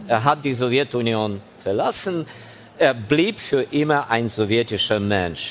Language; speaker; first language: German; non-native, fluent; Ukrainian